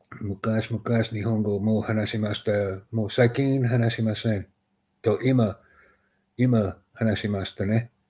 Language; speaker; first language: Japanese; non-native, learner; English